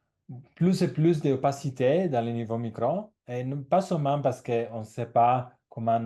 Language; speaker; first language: French; non-native, learner; Italian